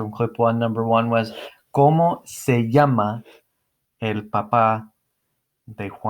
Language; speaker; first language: Spanish; non-native, fluent; English